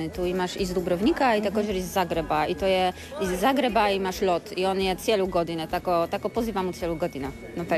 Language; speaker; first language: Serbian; non-native, learner; Polish